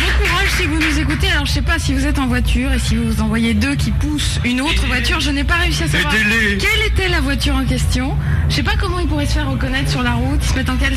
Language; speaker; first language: French; native; French